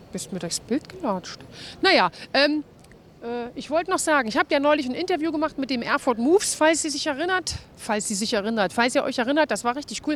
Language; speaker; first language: German; native; German